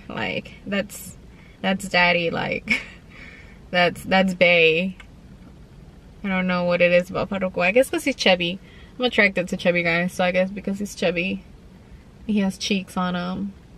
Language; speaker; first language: English; early bilingual, other home language; Spanish